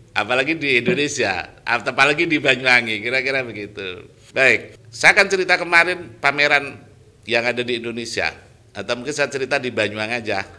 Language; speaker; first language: Indonesian; native; Indonesian